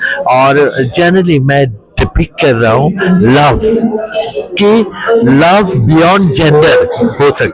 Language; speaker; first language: Hindi; non-native, local second language; Assamese